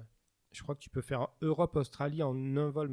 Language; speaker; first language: French; native; French